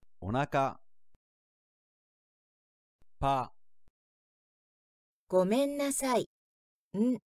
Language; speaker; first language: Japanese; non-native, learner; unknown